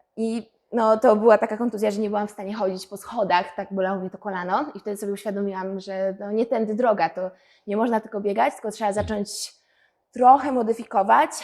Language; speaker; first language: Polish; native; Polish